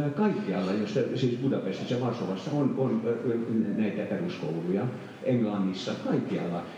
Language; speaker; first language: Finnish; non-native, fluent; Hungarian